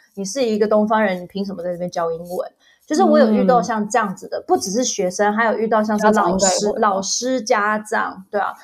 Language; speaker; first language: Chinese; early bilingual, other home language; English